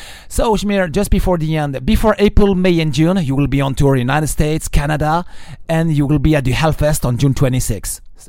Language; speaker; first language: English; non-native, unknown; French